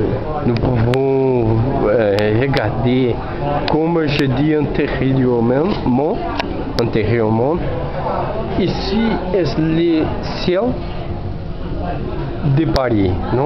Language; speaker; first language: French; non-native, learner; Portuguese